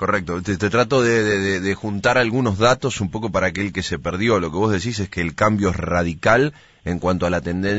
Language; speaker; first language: Spanish; native; Spanish